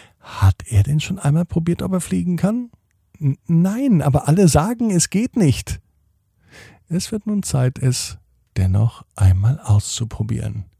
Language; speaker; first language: German; native; German